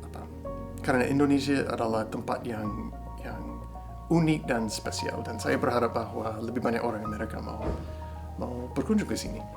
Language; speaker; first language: Indonesian; non-native, fluent; English